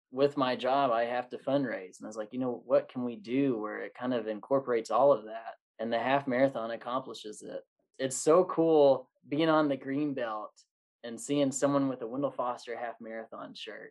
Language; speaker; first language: English; native; English